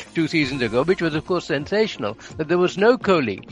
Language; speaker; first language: English; non-native, local second language; Bangla